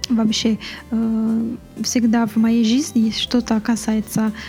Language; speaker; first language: Russian; non-native, fluent; Italian